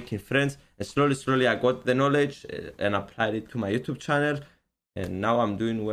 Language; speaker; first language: English; non-native, learner; Greek